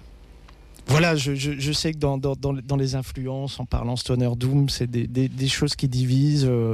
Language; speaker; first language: French; native; French